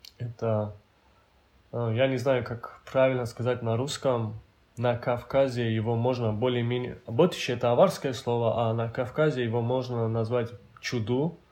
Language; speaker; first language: Russian; non-native, local second language; Avaric